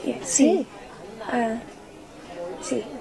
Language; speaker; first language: Spanish; non-native, learner; English